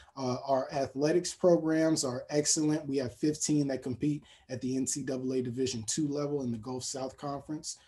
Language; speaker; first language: English; native; English